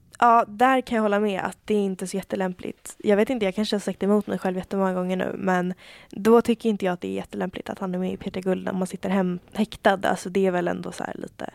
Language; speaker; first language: Swedish; native; Swedish